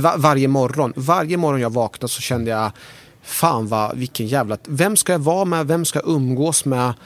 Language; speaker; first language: Swedish; early bilingual, other home language; Persian